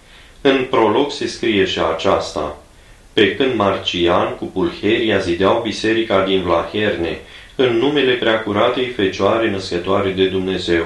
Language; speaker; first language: Romanian; native; Romanian